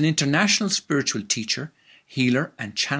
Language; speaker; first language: English; native; English